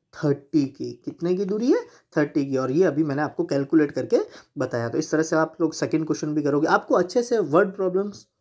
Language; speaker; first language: Hindi; non-native, local second language; Gujarati